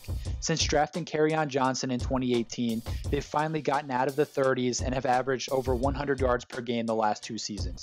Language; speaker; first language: English; native; English